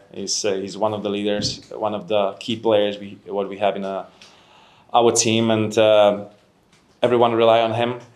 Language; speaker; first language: English; non-native, fluent; Slovak